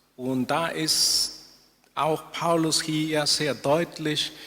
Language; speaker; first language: German; non-native, fluent; Spanish